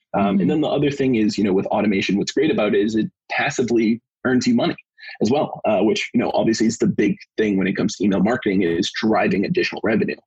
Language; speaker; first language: English; native; English